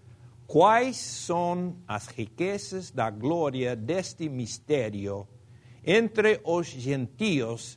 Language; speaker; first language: Portuguese; non-native, fluent; Spanish